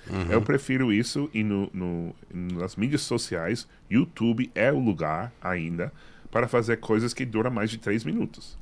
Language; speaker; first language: Portuguese; non-native, fluent; English